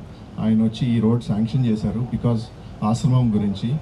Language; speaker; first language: Telugu; native; Telugu